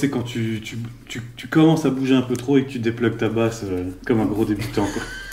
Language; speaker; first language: French; native; French